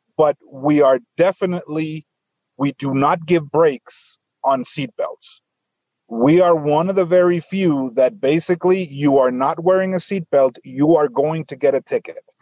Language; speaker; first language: English; non-native, fluent; Spanish